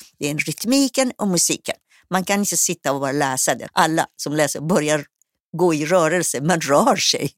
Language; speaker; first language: Swedish; non-native, fluent; Persian